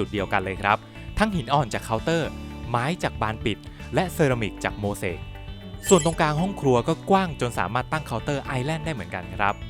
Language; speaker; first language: Thai; native; Thai